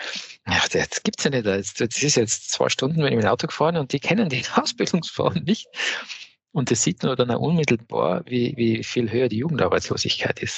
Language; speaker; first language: German; native; German